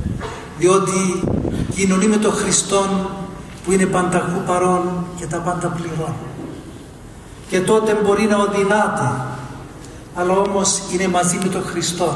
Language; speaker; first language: Greek; native; Greek